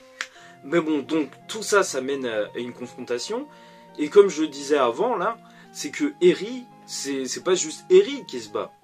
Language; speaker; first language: French; native; French